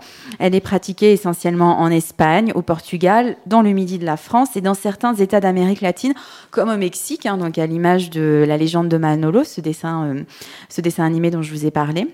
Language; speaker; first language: French; native; French